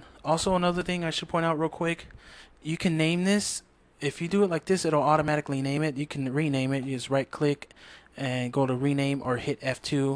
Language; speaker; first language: English; native; English